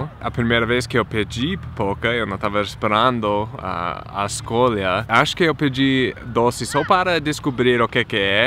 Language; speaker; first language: Portuguese; non-native, fluent; English